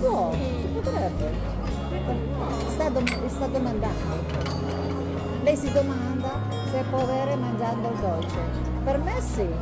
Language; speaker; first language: Italian; non-native, fluent; Filipino